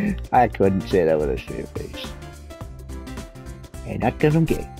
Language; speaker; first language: English; native; English